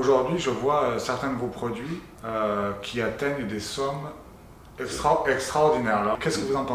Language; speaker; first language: French; native; French